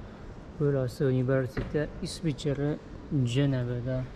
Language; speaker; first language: Turkish; non-native, learner; Japanese